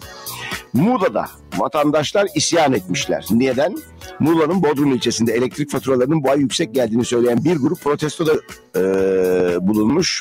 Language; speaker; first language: Turkish; native; Turkish